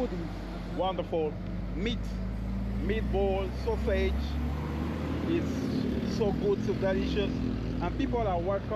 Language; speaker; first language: English; non-native, learner; French